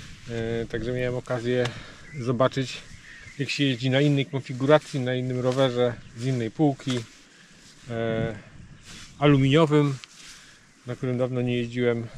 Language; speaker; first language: Polish; native; Polish